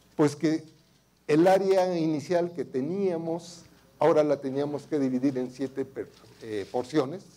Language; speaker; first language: Spanish; native; Spanish